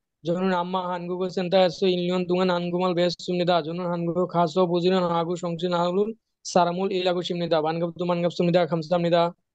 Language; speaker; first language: Korean; non-native, learner; Bangla